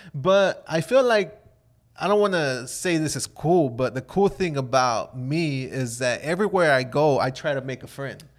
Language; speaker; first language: English; native; English